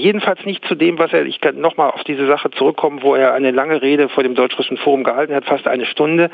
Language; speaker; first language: German; native; German